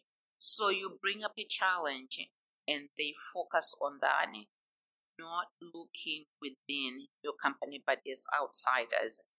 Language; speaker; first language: English; non-native, local second language; Shona